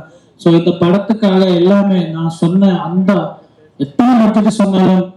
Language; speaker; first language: Tamil; non-native, learner; Malayalam